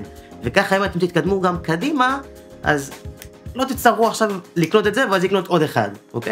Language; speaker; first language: Hebrew; native; Hebrew